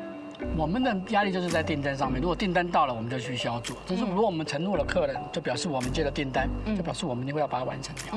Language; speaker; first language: Chinese; native; Chinese